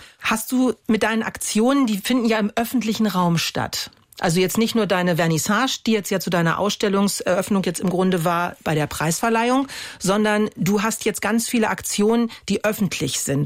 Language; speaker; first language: German; native; German